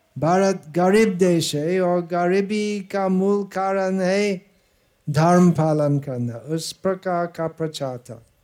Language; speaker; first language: Hindi; non-native, fluent; English